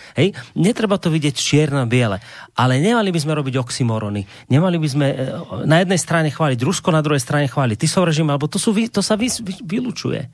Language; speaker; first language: Slovak; native; Slovak